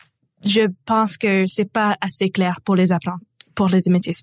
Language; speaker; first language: French; non-native, local second language; English